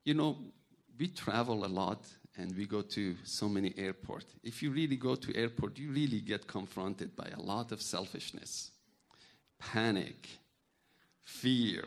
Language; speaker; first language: English; non-native, fluent; Persian